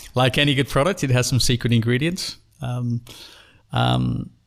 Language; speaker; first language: English; native; English